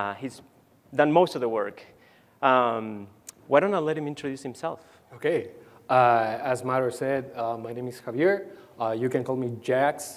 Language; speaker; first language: English; non-native, fluent; Spanish